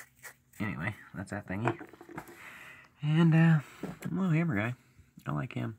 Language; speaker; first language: English; native; English